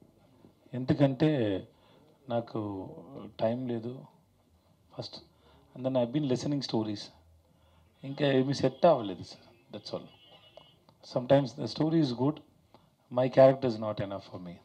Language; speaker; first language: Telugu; non-native, learner; Tamil